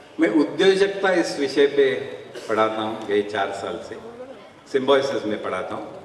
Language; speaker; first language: Hindi; non-native, local second language; Marathi